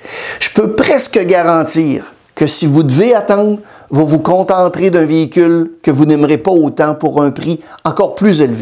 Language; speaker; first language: French; native; French